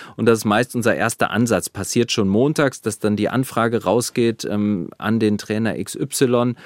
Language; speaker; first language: German; native; German